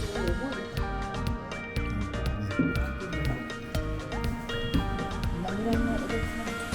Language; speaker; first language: Japanese; native; Japanese